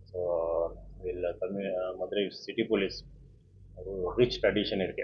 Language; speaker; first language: Tamil; non-native, fluent; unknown